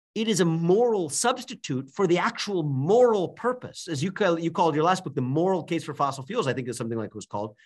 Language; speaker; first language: English; native; English